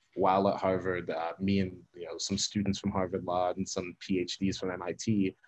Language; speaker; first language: English; native; English